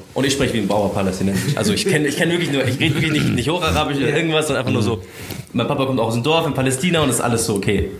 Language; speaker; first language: German; native; German